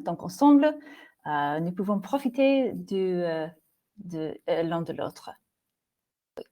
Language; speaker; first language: French; non-native, fluent; English